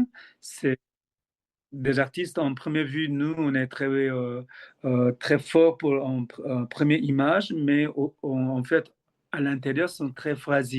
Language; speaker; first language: French; non-native, fluent; Korean